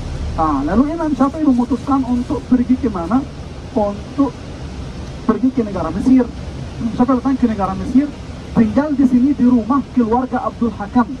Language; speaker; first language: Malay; non-native, fluent; Arabic